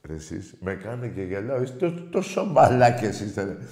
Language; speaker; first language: Greek; native; Greek